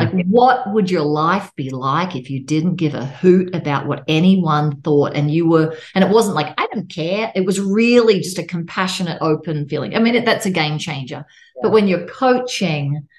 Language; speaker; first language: English; native; English